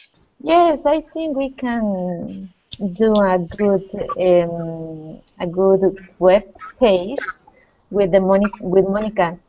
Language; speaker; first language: English; non-native, learner; Spanish